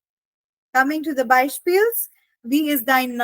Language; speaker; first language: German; non-native, fluent; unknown